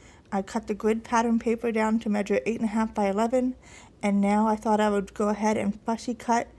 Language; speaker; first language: English; native; English